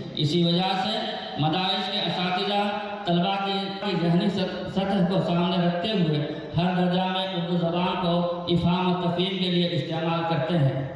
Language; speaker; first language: Urdu; non-native, local second language; Assamese